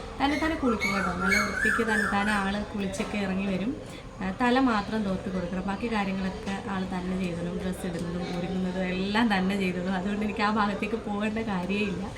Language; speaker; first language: Malayalam; native; Malayalam